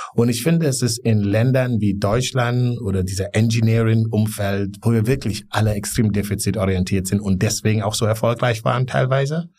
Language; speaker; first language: German; non-native, fluent; Wolof